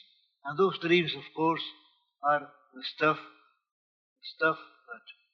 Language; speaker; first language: English; non-native, fluent; Spanish